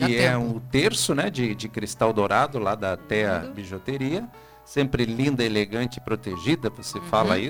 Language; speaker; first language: Portuguese; native; Portuguese